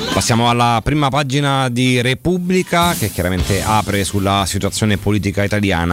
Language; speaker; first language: Italian; native; Italian